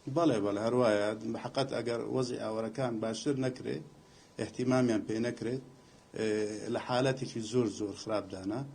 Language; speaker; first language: Central Kurdish; non-native, local second language; Assyrian Neo-Aramaic